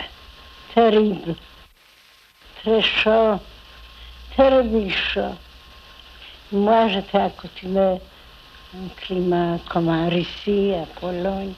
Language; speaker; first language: French; non-native, fluent; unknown